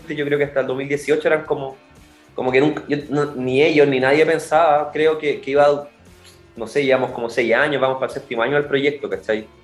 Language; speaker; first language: Spanish; native; Spanish